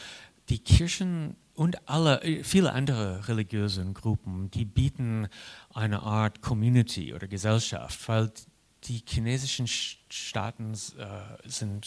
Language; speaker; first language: German; non-native, fluent; English